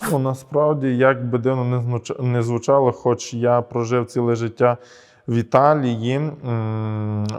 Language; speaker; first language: Ukrainian; early bilingual, heritage; Ukrainian